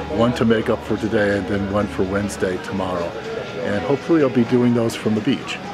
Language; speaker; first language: English; native; English